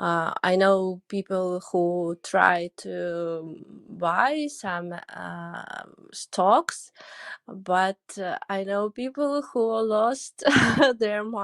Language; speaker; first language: English; non-native, learner; Russian